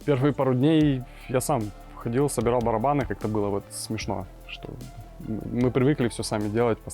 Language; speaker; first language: Russian; native; Russian